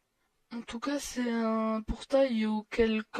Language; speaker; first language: French; native; French